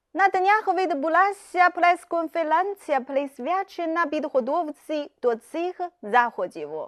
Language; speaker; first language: Ukrainian; non-native, fluent; Chinese